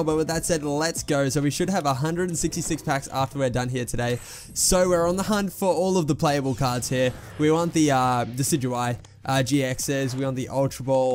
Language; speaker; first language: English; native; English